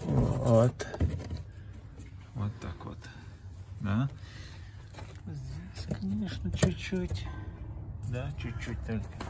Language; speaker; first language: Russian; early bilingual, heritage; Russian